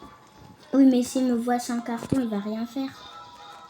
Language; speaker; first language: French; native; French